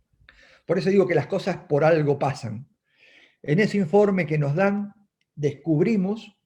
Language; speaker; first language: Spanish; native; Spanish